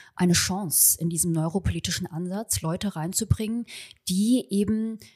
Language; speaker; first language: German; early bilingual, other home language; Chinese